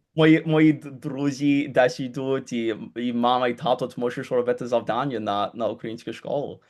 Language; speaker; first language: Ukrainian; early bilingual, heritage; Ukrainian